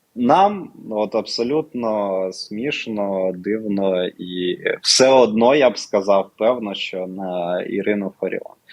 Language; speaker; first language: Ukrainian; non-native, local second language; Russian